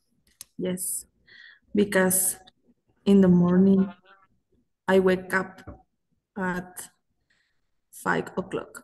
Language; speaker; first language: English; non-native, learner; Spanish